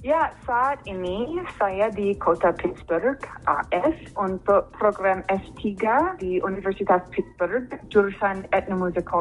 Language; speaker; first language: Indonesian; non-native, fluent; English